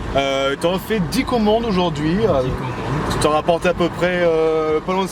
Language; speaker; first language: French; native; French